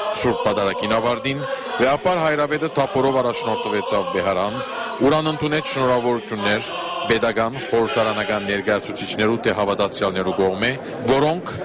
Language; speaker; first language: Armenian; early bilingual, heritage; Armenian